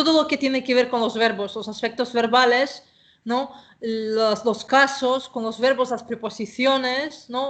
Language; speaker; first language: Spanish; non-native, fluent; Russian